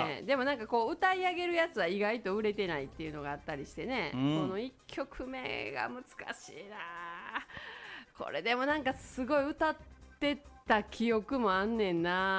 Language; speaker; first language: Japanese; native; Japanese